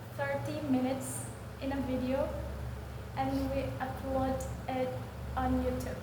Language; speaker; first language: English; non-native, learner; Indonesian